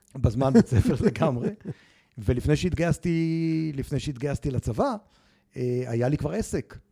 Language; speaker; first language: Hebrew; native; Hebrew